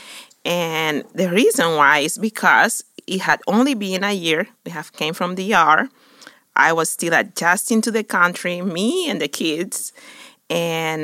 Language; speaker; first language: English; non-native, fluent; Spanish